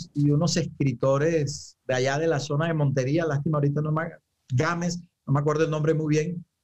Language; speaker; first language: Spanish; native; Spanish